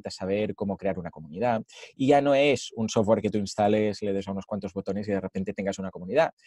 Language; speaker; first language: Spanish; native; Spanish